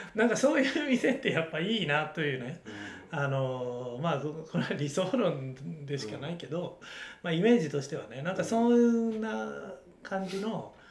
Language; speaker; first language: Japanese; native; Japanese